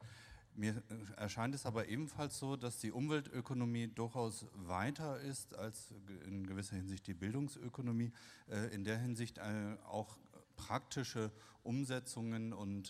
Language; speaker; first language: German; native; German